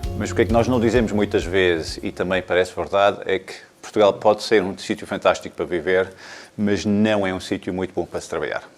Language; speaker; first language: Portuguese; non-native, fluent; English